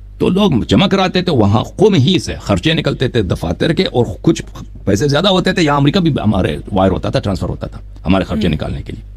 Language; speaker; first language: Urdu; non-native, fluent; Persian